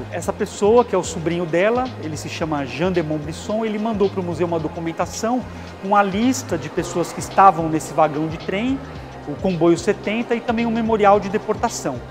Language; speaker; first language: Portuguese; native; Portuguese